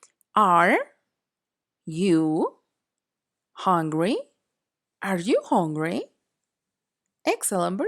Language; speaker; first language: English; non-native, fluent; Spanish